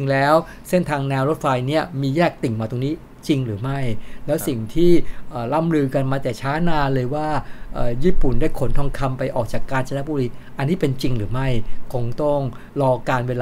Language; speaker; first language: Thai; native; Thai